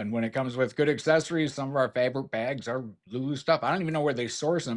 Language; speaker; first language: English; native; English